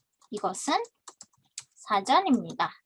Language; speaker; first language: Korean; non-native, fluent; Indonesian